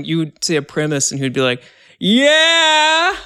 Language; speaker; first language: English; native; English